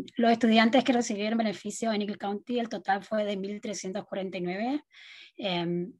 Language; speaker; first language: Spanish; native; Spanish